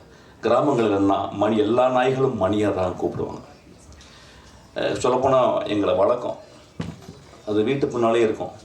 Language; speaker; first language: Tamil; native; Tamil